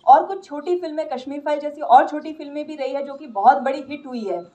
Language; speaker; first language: Hindi; non-native, local second language; Gujarati